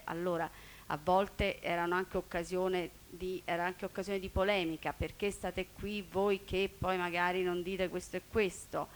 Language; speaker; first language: Italian; native; Italian